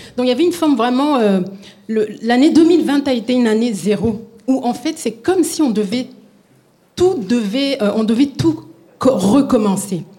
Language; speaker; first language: French; non-native, local second language; Lingala